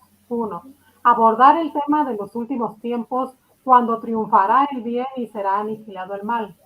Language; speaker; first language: Spanish; native; Spanish